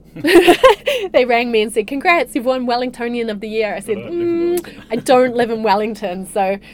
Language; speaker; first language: English; native; English